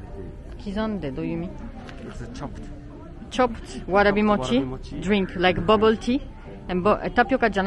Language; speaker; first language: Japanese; non-native, fluent; French